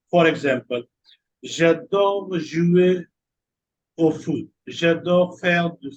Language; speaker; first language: French; non-native, fluent; Urdu